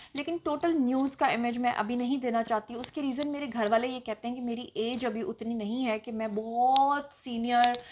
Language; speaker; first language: Urdu; non-native, local second language; Punjabi